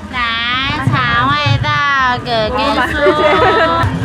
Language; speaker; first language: Chinese; native; Chinese